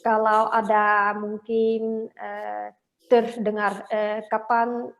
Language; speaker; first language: Indonesian; non-native, learner; Dutch